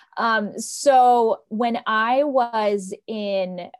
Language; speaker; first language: English; early bilingual, other home language; Portuguese